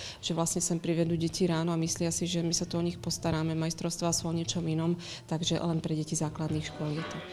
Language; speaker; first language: Slovak; native; Slovak